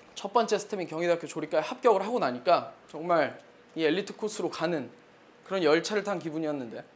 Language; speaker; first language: Korean; native; Korean